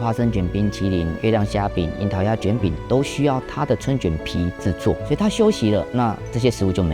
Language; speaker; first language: Chinese; native; Chinese